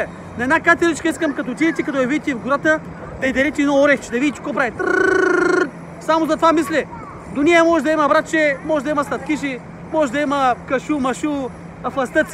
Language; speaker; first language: Bulgarian; native; Bulgarian